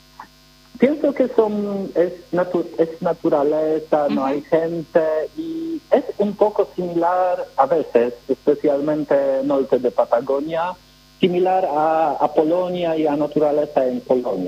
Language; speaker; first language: Spanish; non-native, learner; Polish